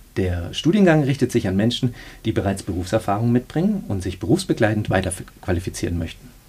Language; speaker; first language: German; native; German